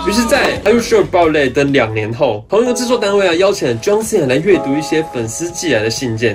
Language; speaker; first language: Chinese; native; Chinese